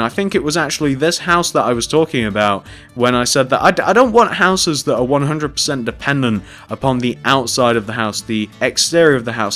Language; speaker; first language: English; native; English